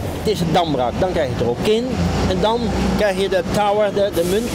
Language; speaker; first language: Dutch; native; Dutch